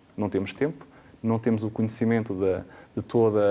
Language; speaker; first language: Portuguese; native; Portuguese